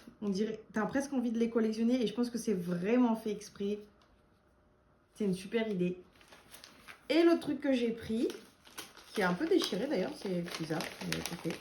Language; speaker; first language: French; native; French